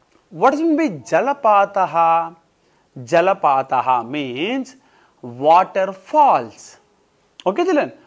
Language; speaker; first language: English; non-native, local second language; Tamil